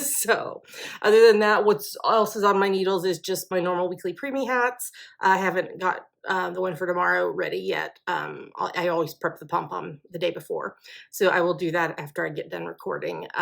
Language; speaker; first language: English; native; English